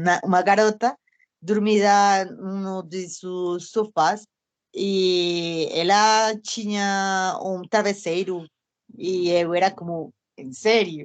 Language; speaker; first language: Portuguese; non-native, fluent; Spanish